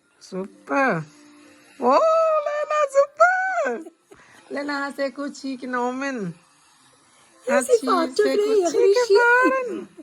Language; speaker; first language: German; non-native, learner; Thai